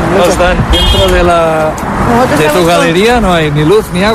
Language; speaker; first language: Spanish; native; Spanish